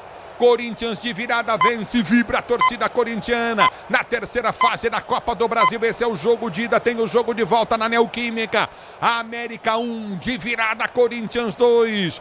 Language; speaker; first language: Portuguese; native; Portuguese